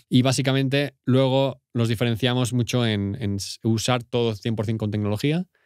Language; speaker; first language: Spanish; native; Spanish